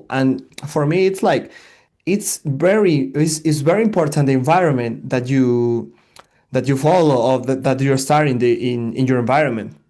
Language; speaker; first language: English; non-native, learner; Spanish